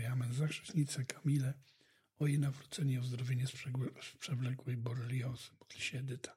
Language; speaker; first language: Polish; native; Polish